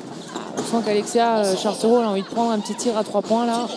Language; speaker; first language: French; native; French